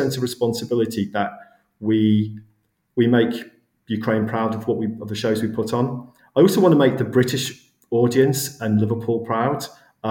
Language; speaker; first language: English; native; English